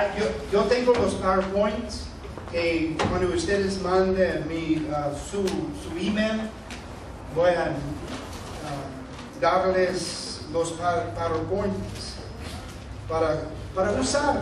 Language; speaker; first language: Spanish; non-native, fluent; English